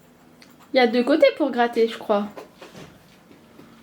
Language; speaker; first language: French; native; French